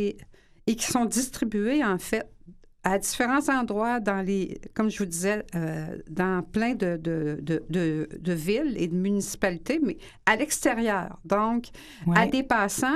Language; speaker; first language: French; native; French